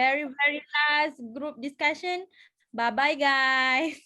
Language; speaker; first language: English; non-native, fluent; Malay